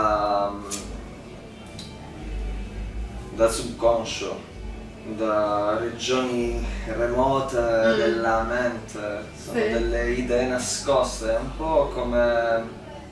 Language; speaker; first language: Italian; native; Italian